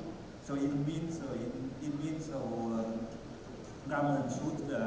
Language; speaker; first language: English; non-native, learner; Vietnamese